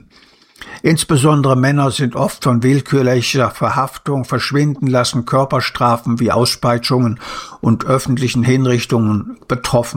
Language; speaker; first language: German; native; German